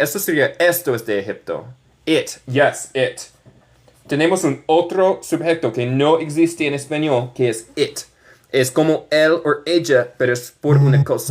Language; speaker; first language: Spanish; non-native, learner; English